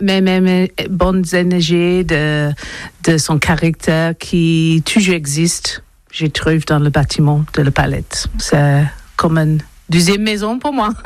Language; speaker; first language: French; non-native, learner; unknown